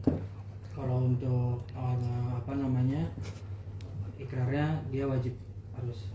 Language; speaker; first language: Indonesian; native; Indonesian